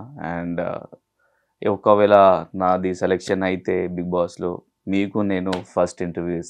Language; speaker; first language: Telugu; non-native, fluent; Urdu